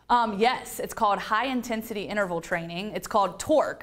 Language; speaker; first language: English; native; English